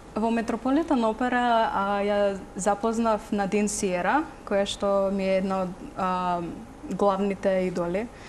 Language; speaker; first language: Macedonian; native; Macedonian